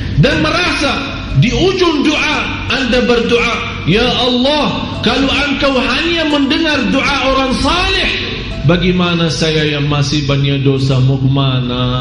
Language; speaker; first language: Malay; non-native, fluent; Arabic